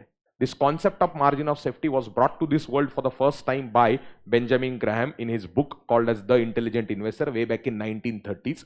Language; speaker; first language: English; non-native, local second language; Hindi